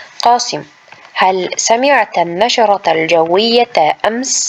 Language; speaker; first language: Arabic; non-native, fluent; Uzbek